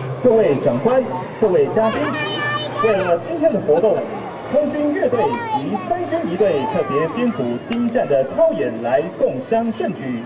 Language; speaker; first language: Chinese; native; Chinese